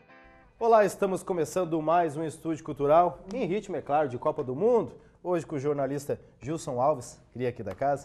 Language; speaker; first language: Portuguese; native; Portuguese